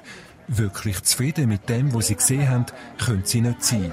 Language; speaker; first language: German; native; German